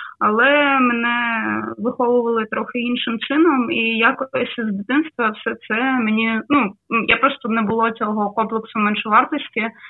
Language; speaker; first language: Ukrainian; non-native, local second language; Russian